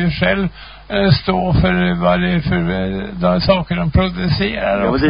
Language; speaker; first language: Swedish; native; Swedish